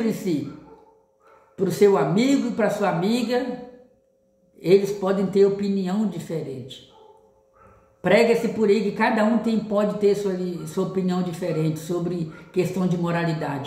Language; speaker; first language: Portuguese; native; Portuguese